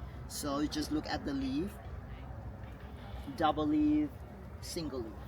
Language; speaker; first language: English; non-native, learner; Thai